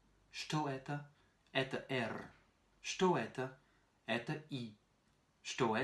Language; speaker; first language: Russian; non-native, fluent; French